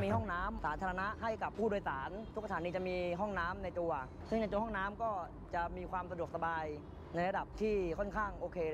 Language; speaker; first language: Thai; native; Thai